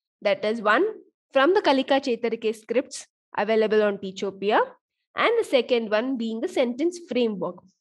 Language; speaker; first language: English; non-native, local second language; Kannada